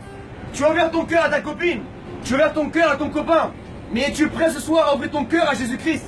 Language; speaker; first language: French; non-native, fluent; Spanish